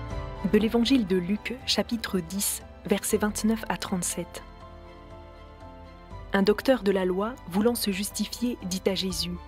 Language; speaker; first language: French; native; French